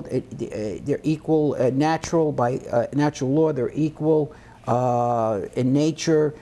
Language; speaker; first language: English; native; English